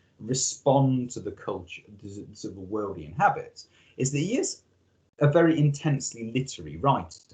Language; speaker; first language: English; native; English